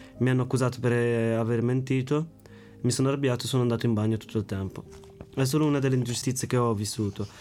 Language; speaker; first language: Italian; early bilingual, other home language; Arabic